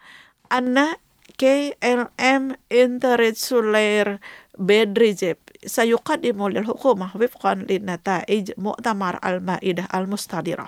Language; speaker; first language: Arabic; non-native, fluent; Indonesian